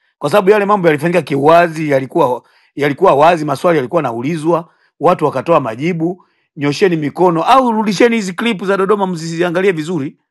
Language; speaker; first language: Swahili; native; Swahili